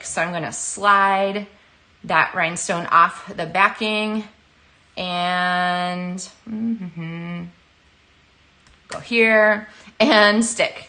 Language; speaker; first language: English; native; English